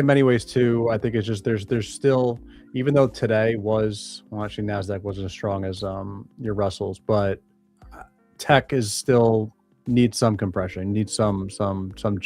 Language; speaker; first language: English; native; English